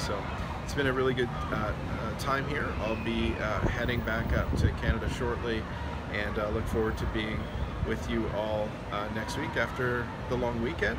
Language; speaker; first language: English; native; English